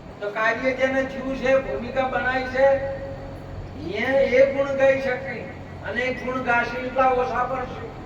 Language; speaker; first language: Gujarati; non-native, local second language; Marwari